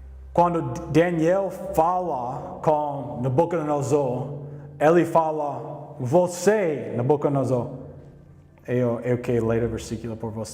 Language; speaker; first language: Portuguese; non-native, learner; English